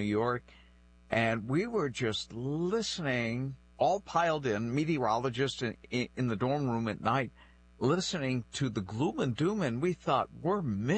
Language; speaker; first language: English; non-native, local second language; French